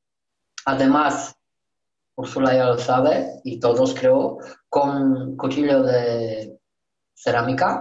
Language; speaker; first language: Spanish; non-native, learner; Romanian